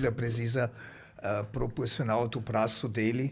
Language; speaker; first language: Portuguese; non-native, fluent; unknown